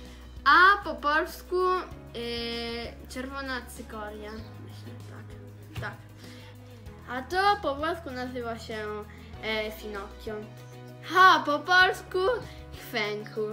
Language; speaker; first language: Polish; early bilingual, heritage; Polish